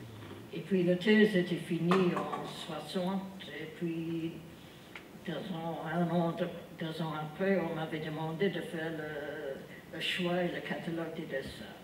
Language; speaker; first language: French; non-native, fluent; English